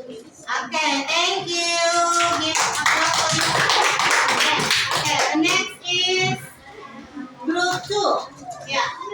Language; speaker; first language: English; non-native, learner; Indonesian